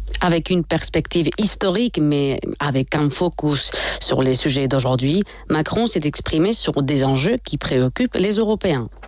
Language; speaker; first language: French; non-native, fluent; Spanish